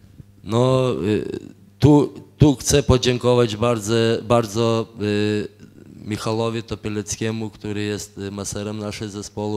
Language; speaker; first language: Polish; non-native, fluent; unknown